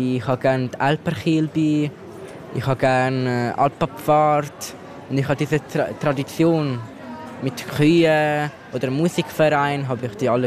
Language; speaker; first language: German; early bilingual, other home language; Italian